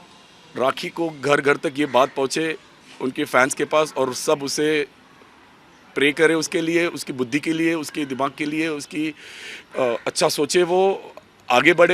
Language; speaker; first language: Hindi; native; Hindi